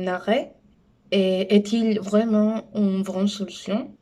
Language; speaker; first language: French; non-native, learner; Spanish